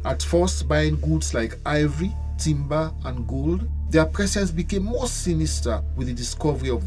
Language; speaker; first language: English; non-native, local second language; Krio